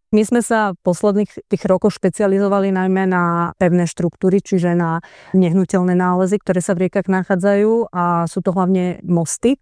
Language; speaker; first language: Slovak; native; Slovak